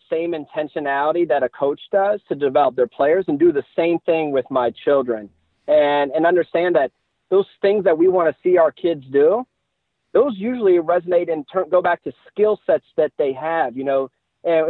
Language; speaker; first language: English; native; English